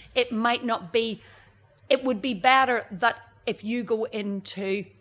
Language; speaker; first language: English; native; English